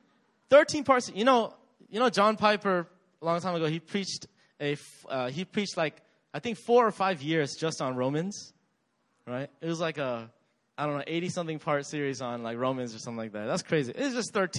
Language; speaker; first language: English; native; English